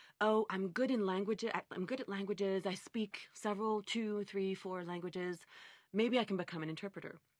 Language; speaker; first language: English; native; English